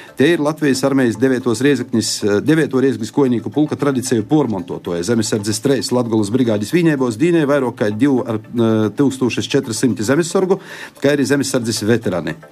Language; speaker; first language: Latvian; native; Latvian